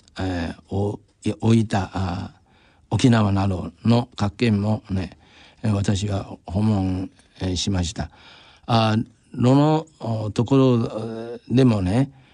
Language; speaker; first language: Japanese; non-native, fluent; Chinese